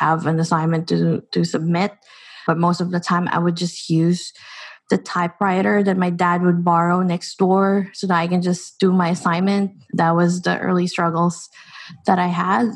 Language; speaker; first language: English; non-native, local second language; Filipino